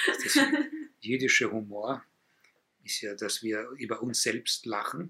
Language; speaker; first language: German; non-native, fluent; Hebrew